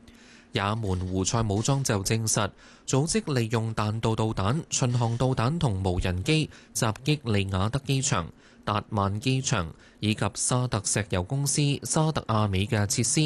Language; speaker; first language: Chinese; non-native, local second language; Cantonese